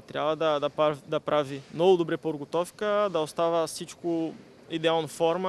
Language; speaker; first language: Bulgarian; non-native, learner; Portuguese